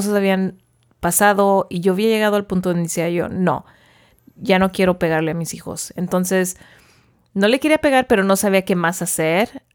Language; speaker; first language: Spanish; early bilingual, heritage; Spanish